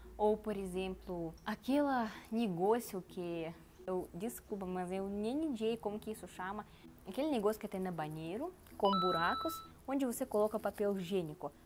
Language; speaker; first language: Portuguese; non-native, learner; Russian